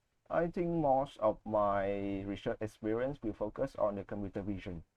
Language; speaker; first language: English; non-native, learner; Vietnamese